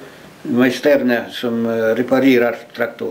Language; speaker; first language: Swedish; early bilingual, heritage; Swedish